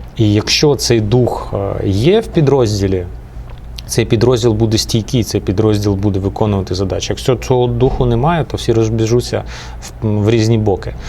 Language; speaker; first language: Ukrainian; non-native, local second language; Russian